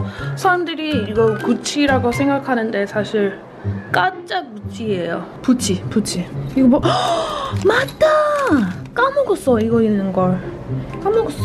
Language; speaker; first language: Korean; non-native, fluent; English